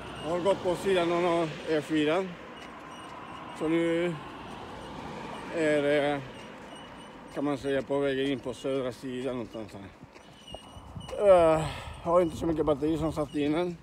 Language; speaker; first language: Swedish; non-native, learner; Spanish